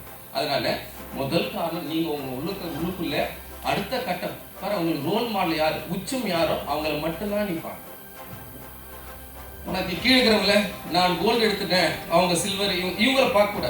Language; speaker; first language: Tamil; native; Tamil